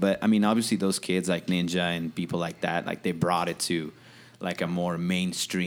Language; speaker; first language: English; non-native, fluent; Italian